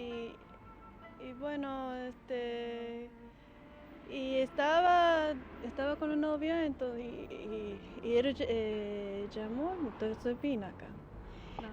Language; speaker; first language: Spanish; non-native, learner; Japanese